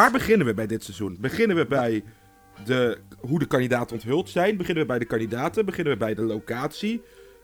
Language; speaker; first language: Dutch; native; Dutch